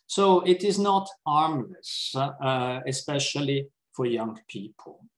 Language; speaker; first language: English; non-native, fluent; Italian